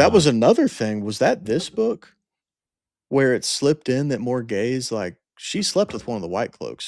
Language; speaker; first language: English; native; English